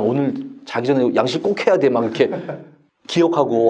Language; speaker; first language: Korean; native; Korean